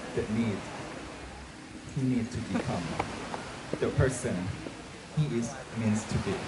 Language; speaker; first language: English; non-native, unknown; Thai